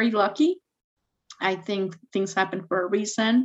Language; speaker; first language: English; non-native, fluent; Spanish